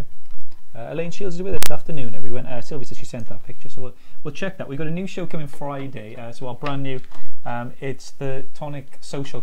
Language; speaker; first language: English; native; English